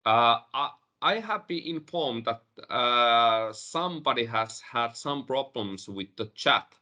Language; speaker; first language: English; non-native, fluent; Finnish